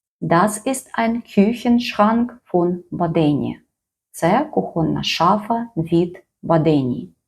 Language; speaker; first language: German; non-native, fluent; Ukrainian